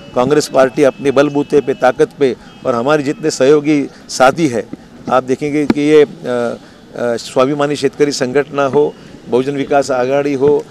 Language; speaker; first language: Hindi; non-native, local second language; Marathi